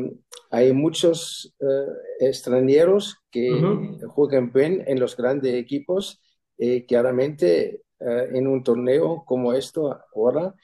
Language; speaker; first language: Spanish; non-native, fluent; German